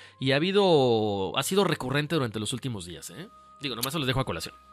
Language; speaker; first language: Spanish; native; Spanish